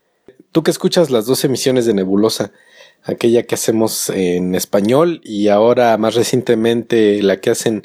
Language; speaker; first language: Spanish; native; Spanish